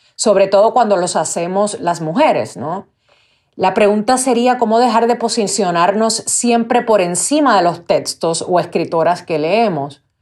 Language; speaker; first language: Spanish; native; Spanish